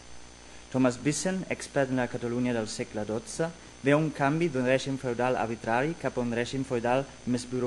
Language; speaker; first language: Catalan; non-native, fluent; German